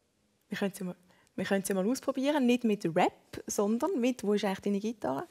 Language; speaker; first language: German; native; German